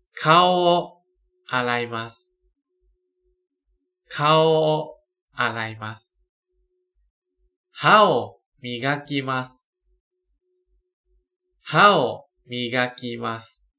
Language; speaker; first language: Japanese; non-native, fluent; Thai